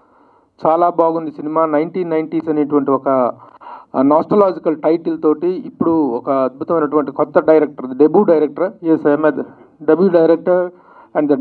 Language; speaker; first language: Telugu; native; Telugu